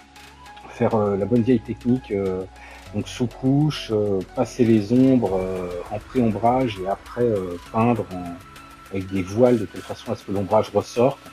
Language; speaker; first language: French; native; French